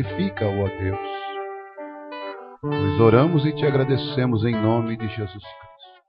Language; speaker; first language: Portuguese; native; Portuguese